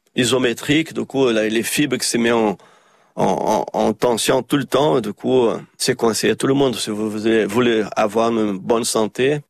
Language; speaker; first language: French; early bilingual, heritage; Portuguese